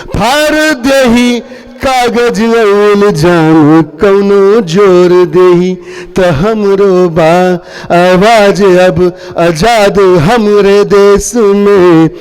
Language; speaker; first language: Hindi; non-native, local second language; Bhojpuri